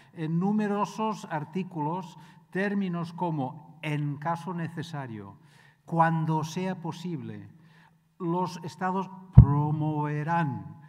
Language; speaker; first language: Spanish; non-native, local second language; Catalan